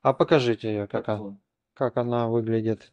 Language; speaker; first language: Russian; native; Russian